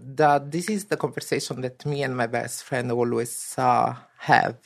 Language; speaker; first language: English; non-native, learner; Italian